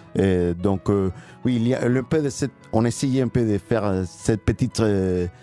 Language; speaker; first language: French; non-native, learner; Spanish